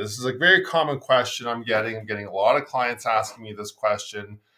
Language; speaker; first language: English; native; English